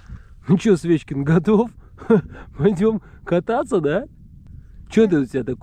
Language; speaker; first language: Russian; native; Russian